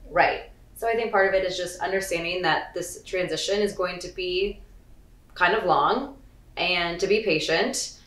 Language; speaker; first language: English; native; English